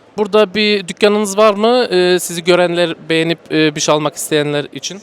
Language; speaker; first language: Turkish; early bilingual, heritage; Turkish